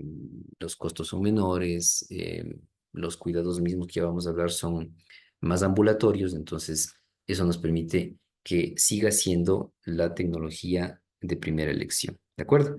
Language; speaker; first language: Spanish; native; Spanish